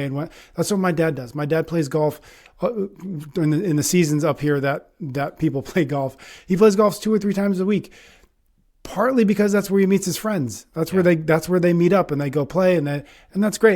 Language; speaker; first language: English; native; English